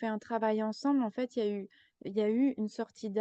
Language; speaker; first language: French; native; French